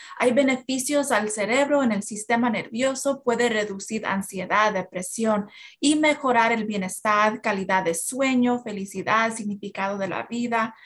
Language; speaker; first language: Spanish; early bilingual, heritage; Spanish